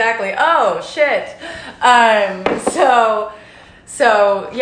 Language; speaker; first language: English; native; English